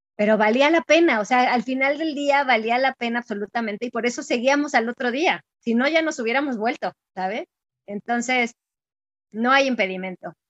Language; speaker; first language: Spanish; native; Spanish